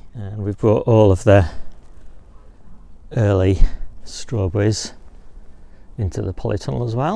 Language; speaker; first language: English; native; English